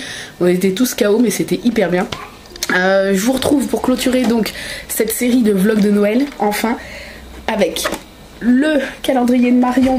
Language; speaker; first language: French; native; French